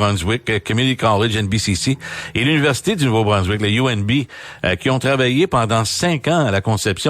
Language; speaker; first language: French; native; French